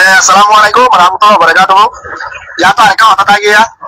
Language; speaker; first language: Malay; non-native, learner; Rohingya